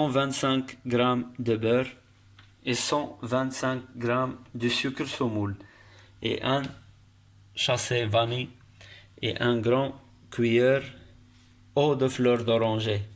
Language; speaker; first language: French; non-native, learner; Arabic